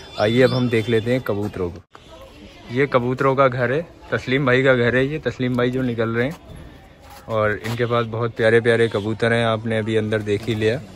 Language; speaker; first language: Hindi; native; Hindi